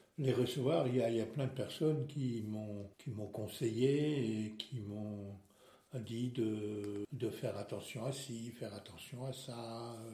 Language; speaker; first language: French; non-native, local second language; Swiss German